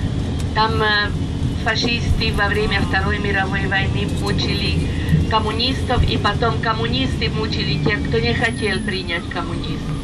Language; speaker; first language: Russian; non-native, fluent; Hungarian